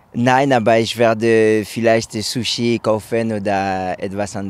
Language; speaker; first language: German; non-native, learner; French